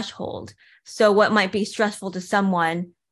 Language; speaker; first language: English; native; English